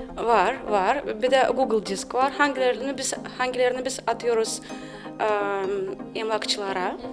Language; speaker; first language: Turkish; non-native, learner; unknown